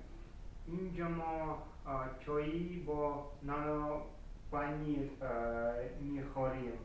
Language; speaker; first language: Persian; non-native, learner; Russian